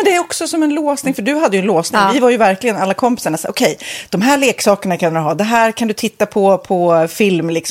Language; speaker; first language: Swedish; native; Swedish